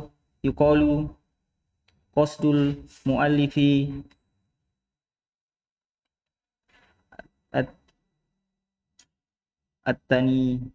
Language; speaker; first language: Arabic; non-native, learner; Indonesian